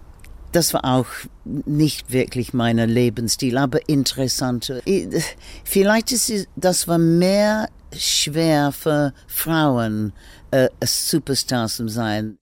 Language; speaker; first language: German; non-native, fluent; English